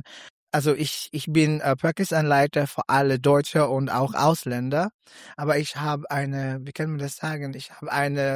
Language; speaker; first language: German; non-native, learner; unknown